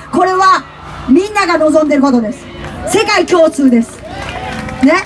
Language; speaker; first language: Japanese; native; Japanese